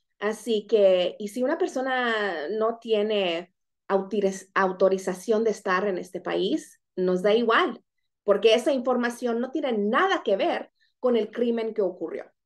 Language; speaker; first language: Spanish; native; Spanish